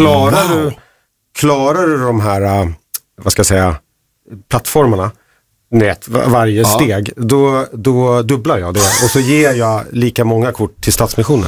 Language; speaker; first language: Swedish; native; Swedish